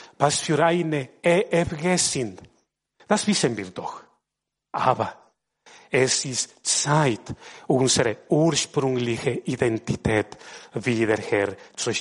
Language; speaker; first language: German; non-native, fluent; Spanish